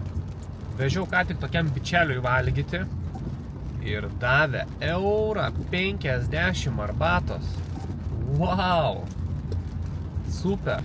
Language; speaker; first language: Lithuanian; native; Lithuanian